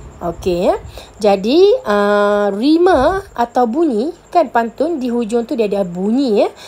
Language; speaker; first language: Malay; native; Malay